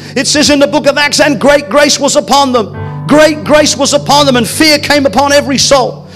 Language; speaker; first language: English; native; English